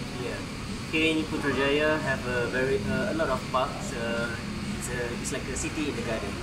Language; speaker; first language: English; non-native, local second language; Malay